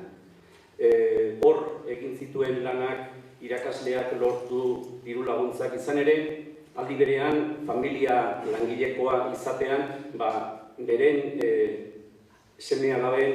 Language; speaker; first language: Basque; native; Basque